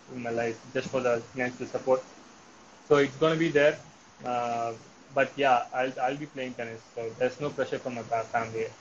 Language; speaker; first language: English; non-native, local second language; Tamil